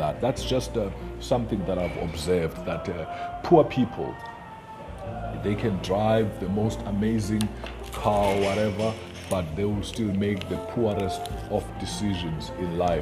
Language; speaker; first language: English; non-native, local second language; Xhosa